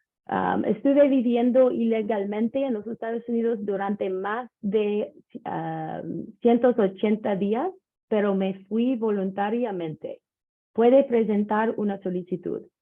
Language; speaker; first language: Spanish; non-native, learner; English